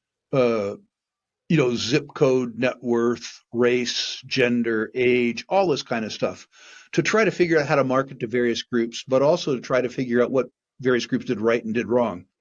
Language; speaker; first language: English; native; English